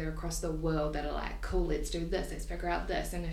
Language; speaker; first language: English; native; English